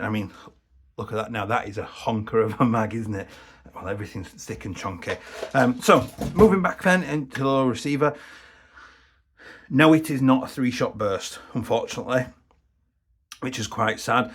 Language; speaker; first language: English; native; English